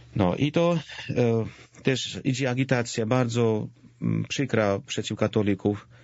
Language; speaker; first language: Polish; non-native, fluent; Georgian